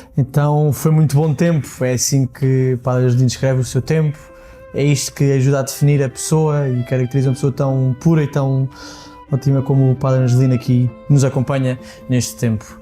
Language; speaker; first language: Portuguese; native; Portuguese